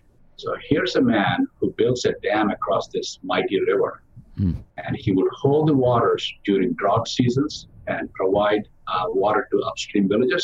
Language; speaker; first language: English; non-native, local second language; Telugu